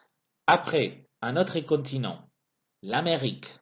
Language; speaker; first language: French; non-native, fluent; Spanish